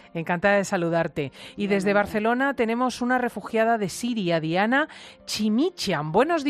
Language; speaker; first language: Spanish; native; Spanish